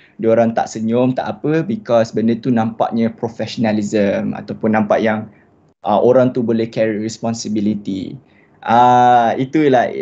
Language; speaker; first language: Malay; native; Malay